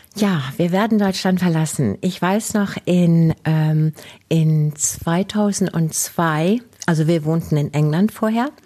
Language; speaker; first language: German; non-native, fluent; English